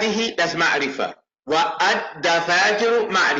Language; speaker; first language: Arabic; non-native, fluent; English